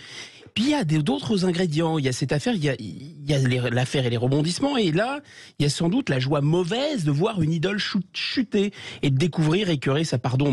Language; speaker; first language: French; native; French